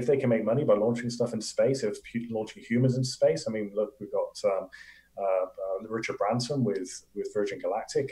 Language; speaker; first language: English; native; English